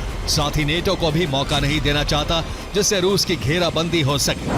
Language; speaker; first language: Hindi; native; Hindi